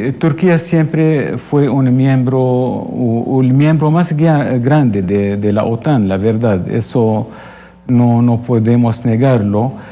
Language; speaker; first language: Spanish; non-native, fluent; Arabic